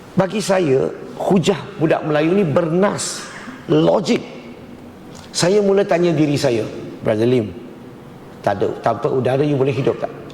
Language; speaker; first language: Malay; non-native, local second language; Chinese